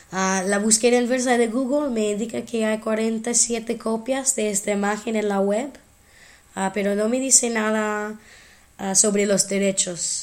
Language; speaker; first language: Spanish; non-native, fluent; English